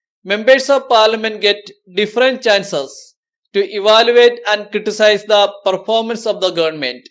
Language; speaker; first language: English; non-native, local second language; Malayalam